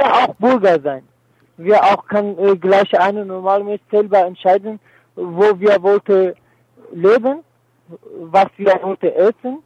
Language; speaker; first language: German; non-native, learner; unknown